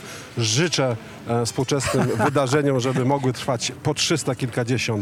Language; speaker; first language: Polish; native; Polish